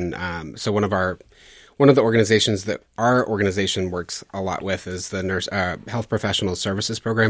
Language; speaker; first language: English; native; English